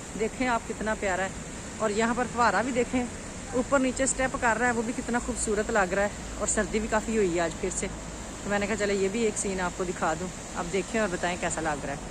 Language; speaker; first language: Urdu; native; Urdu